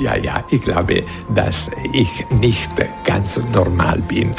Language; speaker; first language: German; non-native, learner; Italian